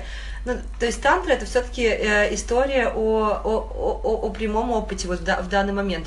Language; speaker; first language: Russian; native; Russian